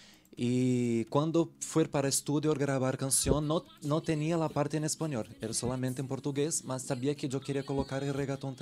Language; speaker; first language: Spanish; non-native, learner; Portuguese